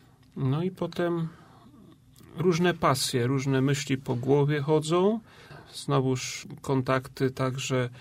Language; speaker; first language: Polish; native; Polish